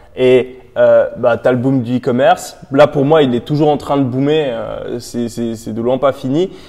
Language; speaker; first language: French; native; French